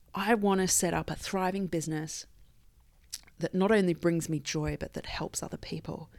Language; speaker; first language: English; native; English